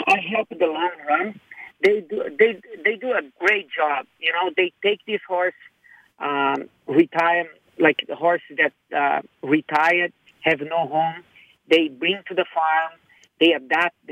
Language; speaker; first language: English; non-native, fluent; Portuguese